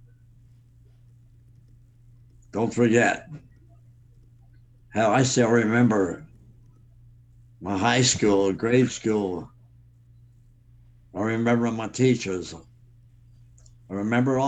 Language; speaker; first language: English; native; English